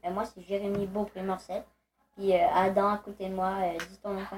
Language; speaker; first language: French; native; French